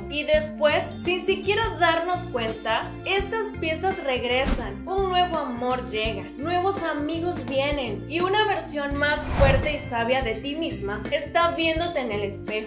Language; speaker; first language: Spanish; native; Spanish